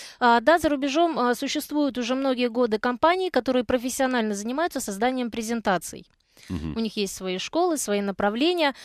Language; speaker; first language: Russian; native; Russian